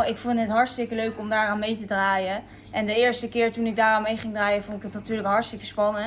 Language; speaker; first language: Dutch; native; Dutch